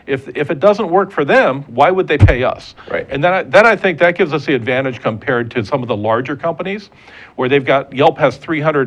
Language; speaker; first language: English; native; English